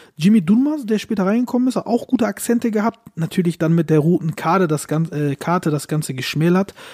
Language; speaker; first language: German; early bilingual, other home language; Turkish